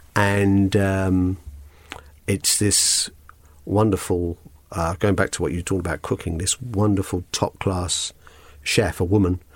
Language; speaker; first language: English; native; English